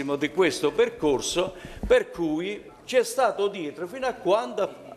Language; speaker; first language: Italian; native; Italian